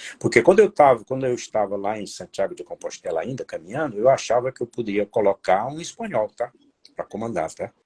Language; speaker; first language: Portuguese; native; Portuguese